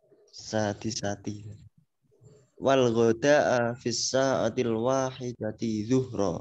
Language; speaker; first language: Arabic; non-native, learner; Indonesian